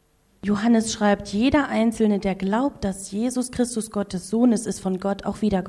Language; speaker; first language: German; native; German